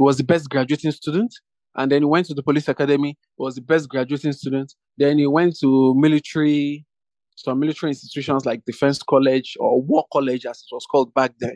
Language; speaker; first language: English; non-native, local second language; Yoruba